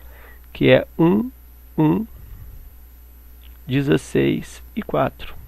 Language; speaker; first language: Portuguese; native; Portuguese